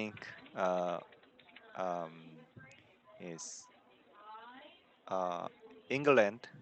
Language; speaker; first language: English; non-native, learner; Korean